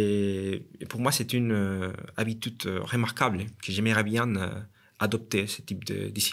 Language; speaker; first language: French; non-native, learner; Spanish